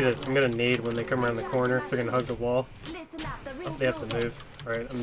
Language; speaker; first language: English; native; English